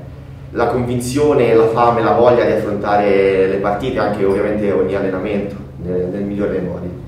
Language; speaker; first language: Italian; native; Italian